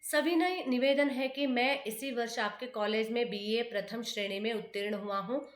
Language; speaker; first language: Hindi; non-native, local second language; Kannada